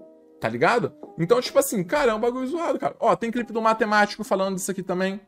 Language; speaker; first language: Portuguese; native; Portuguese